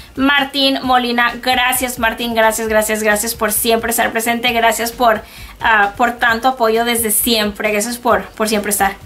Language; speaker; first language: Spanish; native; Spanish